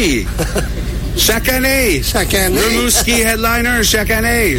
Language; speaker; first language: French; non-native, learner; English